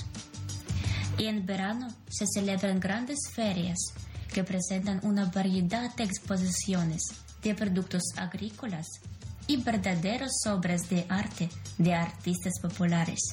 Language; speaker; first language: Spanish; non-native, fluent; Ukrainian